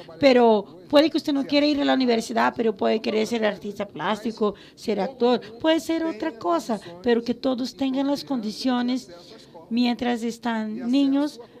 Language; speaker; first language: Spanish; non-native, fluent; Portuguese